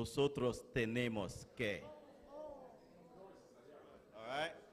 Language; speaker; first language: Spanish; non-native, fluent; English